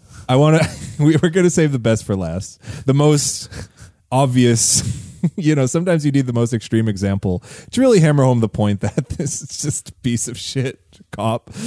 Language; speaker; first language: English; native; English